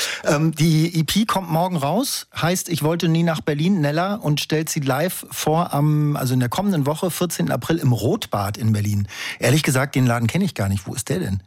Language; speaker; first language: German; native; German